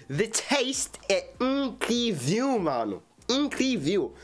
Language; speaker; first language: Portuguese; non-native, learner; English